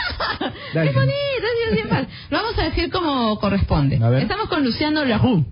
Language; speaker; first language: Spanish; native; Spanish